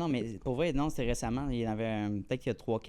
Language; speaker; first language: French; native; French